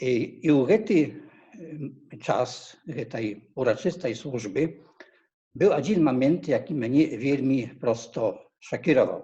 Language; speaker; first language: Polish; non-native, learner; Belarusian